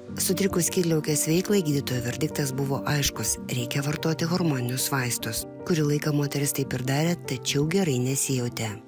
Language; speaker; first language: Lithuanian; native; Lithuanian